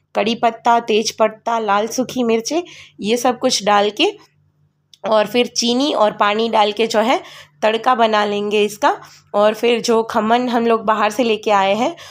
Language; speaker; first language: Hindi; non-native, local second language; Gujarati